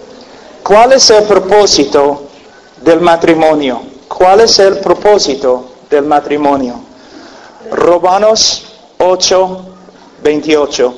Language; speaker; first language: Spanish; non-native, fluent; English